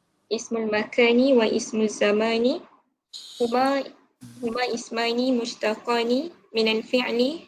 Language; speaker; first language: Arabic; non-native, learner; Malay